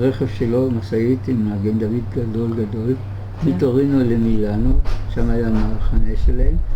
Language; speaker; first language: Hebrew; early bilingual, other home language; German